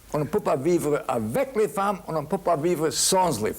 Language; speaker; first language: French; non-native, fluent; English